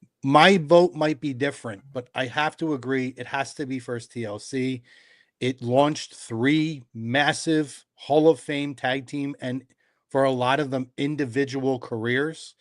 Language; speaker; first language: English; native; English